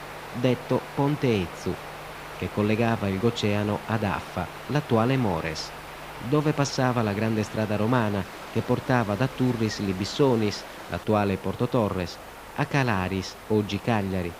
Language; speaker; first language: Italian; native; Italian